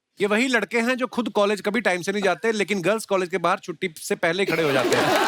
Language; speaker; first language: Hindi; non-native, local second language; Punjabi